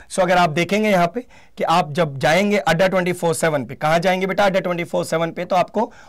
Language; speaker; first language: Hindi; native; Hindi